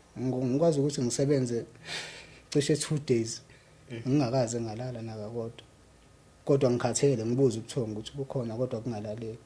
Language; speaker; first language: Zulu; native; Zulu